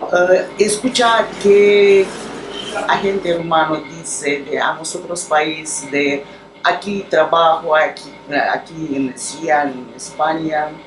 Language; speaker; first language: Spanish; non-native, learner; Romanian